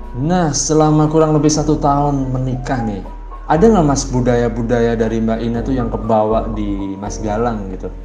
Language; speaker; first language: Indonesian; native; Indonesian